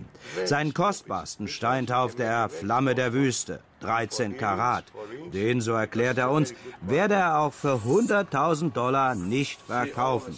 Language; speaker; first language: German; native; German